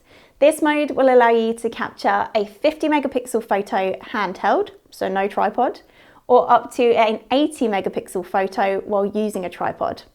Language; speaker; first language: English; native; English